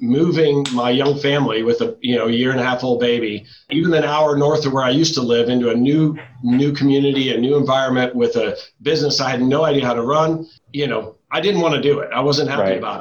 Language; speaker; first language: English; early bilingual, other home language; Dutch